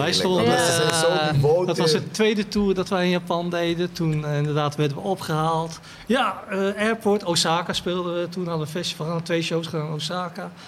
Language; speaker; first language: Dutch; native; Dutch